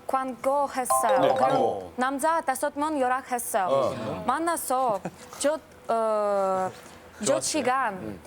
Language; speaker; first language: Korean; non-native, learner; Russian